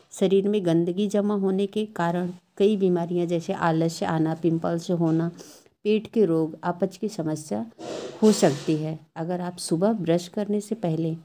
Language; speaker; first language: Hindi; native; Hindi